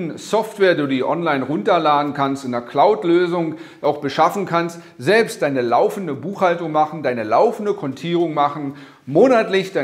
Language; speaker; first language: German; native; German